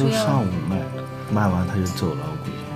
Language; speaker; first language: Chinese; native; Chinese